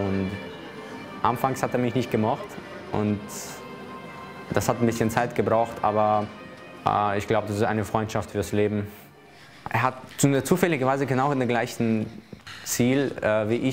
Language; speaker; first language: German; early bilingual, other home language; Chechen